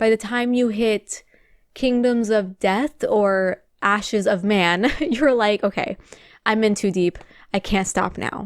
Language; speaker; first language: English; native; English